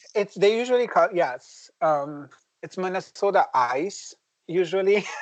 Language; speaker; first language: English; non-native, fluent; Persian